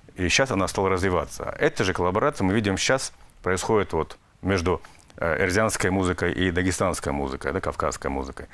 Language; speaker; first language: Russian; native; Russian